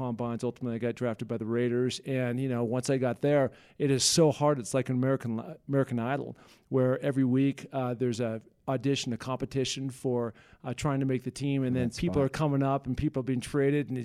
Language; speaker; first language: English; native; English